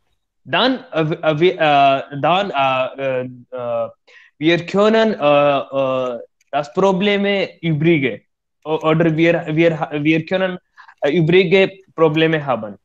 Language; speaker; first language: German; non-native, learner; Hindi